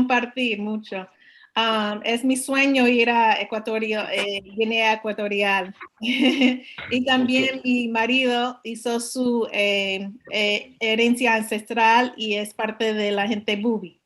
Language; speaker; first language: Spanish; non-native, learner; English